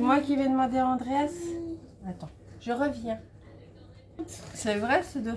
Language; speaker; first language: French; native; French